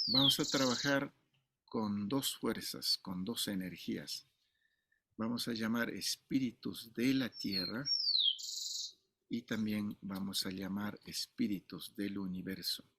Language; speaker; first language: Spanish; non-native, fluent; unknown